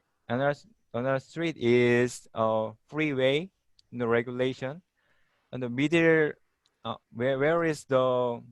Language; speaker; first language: English; non-native, learner; Korean